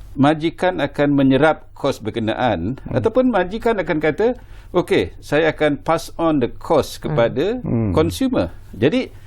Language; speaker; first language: Malay; native; Malay